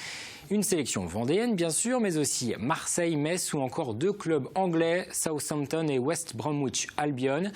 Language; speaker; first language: French; native; French